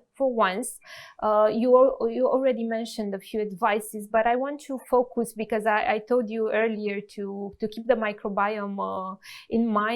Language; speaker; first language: English; non-native, fluent; Romanian